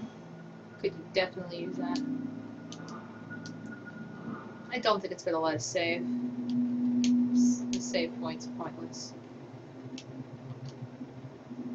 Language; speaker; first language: English; native; English